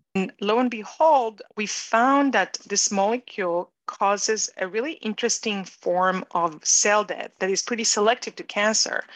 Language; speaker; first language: English; non-native, fluent; Hebrew